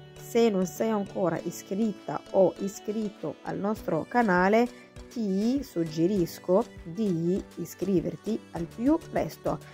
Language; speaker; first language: Italian; non-native, learner; Arabic